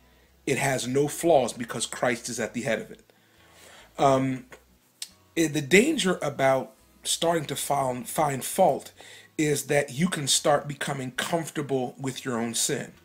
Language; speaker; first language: English; native; English